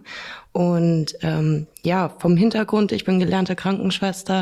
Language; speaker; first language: German; native; German